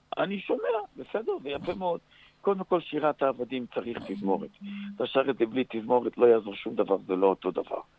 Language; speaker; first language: Hebrew; native; Hebrew